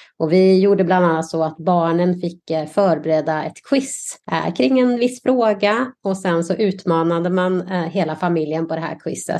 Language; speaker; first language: Swedish; native; Swedish